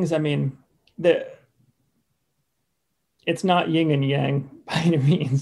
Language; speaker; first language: English; native; English